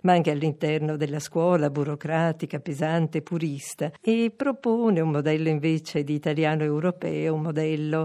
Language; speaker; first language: Italian; native; Italian